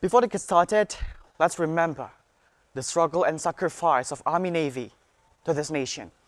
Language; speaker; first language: English; non-native, learner; Indonesian